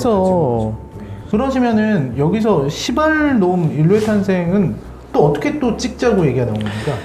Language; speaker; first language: Korean; native; Korean